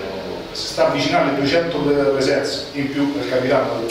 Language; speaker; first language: Italian; native; Italian